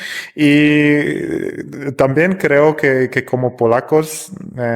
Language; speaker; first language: Spanish; non-native, fluent; Polish